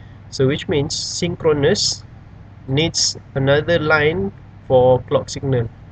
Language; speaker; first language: English; non-native, local second language; Malay